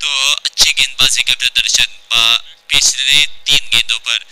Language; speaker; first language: Hindi; non-native, local second language; Marathi